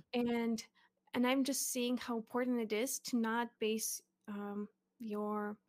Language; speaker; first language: English; early bilingual, other home language; Russian